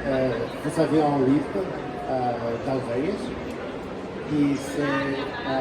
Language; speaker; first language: French; non-native, learner; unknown